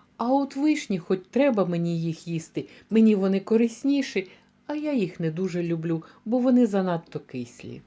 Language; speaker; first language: Ukrainian; native; Ukrainian